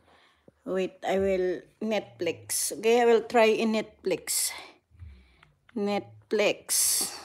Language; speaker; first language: English; non-native, local second language; Cebuano